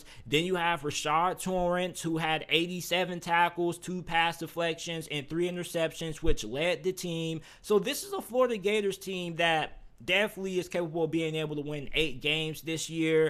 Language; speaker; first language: English; native; English